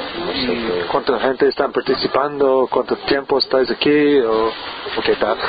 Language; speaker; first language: Spanish; non-native, learner; English